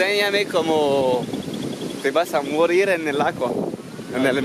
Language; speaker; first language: Spanish; non-native, learner; French